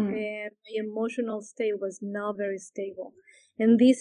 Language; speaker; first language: English; non-native, fluent; Spanish